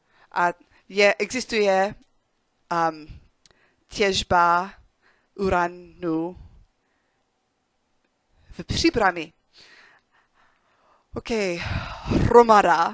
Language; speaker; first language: Czech; non-native, learner; English